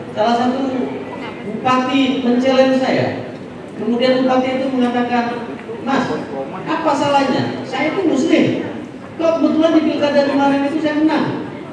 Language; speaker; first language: Indonesian; non-native, local second language; Madurese